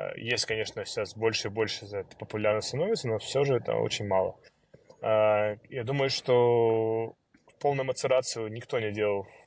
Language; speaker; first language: Russian; early bilingual, other home language; Georgian